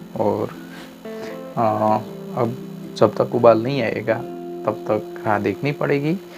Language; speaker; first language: Hindi; non-native, local second language; Gujarati